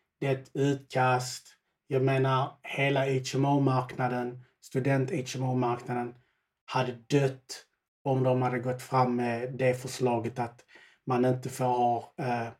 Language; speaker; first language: Swedish; early bilingual, other home language; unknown